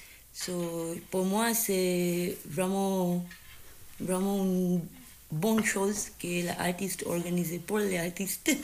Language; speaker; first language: French; non-native, learner; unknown